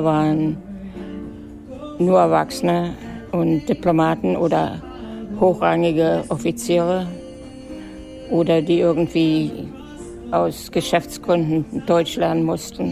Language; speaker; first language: German; native; German